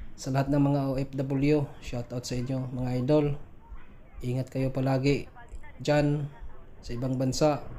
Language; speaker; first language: Filipino; non-native, local second language; Cebuano